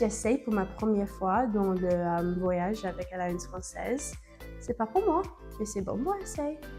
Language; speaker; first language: French; non-native, learner; English